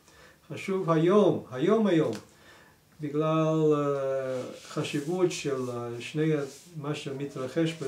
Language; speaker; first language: Hebrew; non-native, fluent; English